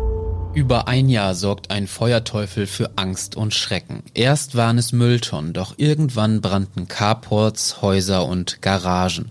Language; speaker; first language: German; native; German